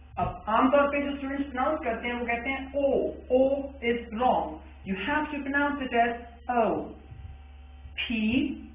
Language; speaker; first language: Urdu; native; Urdu